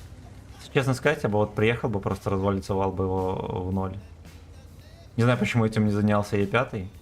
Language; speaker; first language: Russian; native; Russian